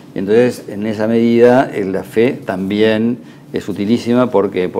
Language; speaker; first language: Spanish; native; Spanish